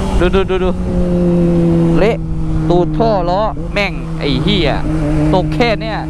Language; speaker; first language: Thai; native; Thai